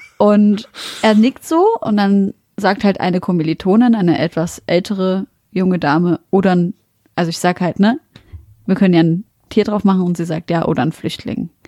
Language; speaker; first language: German; early bilingual, other home language; Arabic